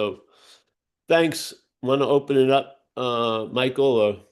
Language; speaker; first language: English; native; English